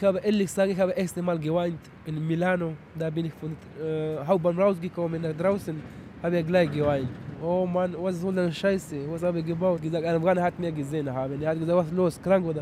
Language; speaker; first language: German; non-native, learner; Pashto